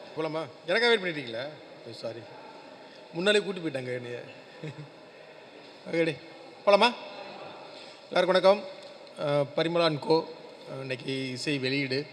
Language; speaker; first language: Tamil; native; Tamil